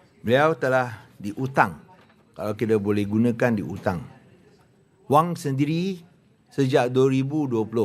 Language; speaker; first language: Malay; non-native, local second language; Chinese